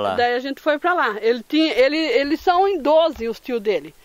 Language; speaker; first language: Portuguese; native; Portuguese